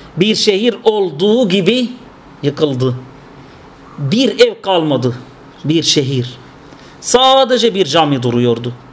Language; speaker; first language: Turkish; non-native, fluent; Arabic